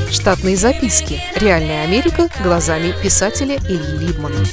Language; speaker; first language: Russian; native; Russian